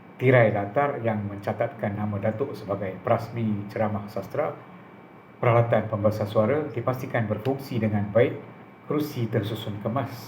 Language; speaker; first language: Malay; non-native, local second language; Tamil